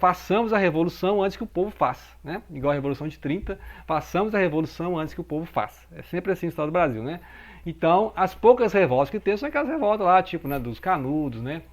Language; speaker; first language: Portuguese; native; Portuguese